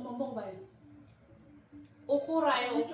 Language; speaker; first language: Korean; non-native, learner; Filipino